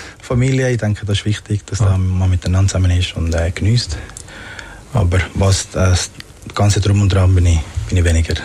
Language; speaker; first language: German; non-native, fluent; Spanish